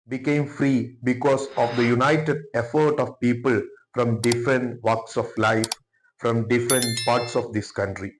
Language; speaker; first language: English; non-native, local second language; Malayalam